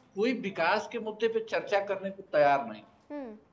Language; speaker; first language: Hindi; native; Hindi